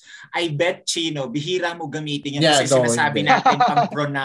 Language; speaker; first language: Filipino; native; Filipino